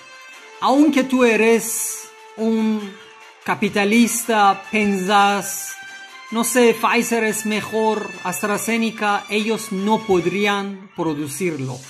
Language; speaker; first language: Spanish; non-native, fluent; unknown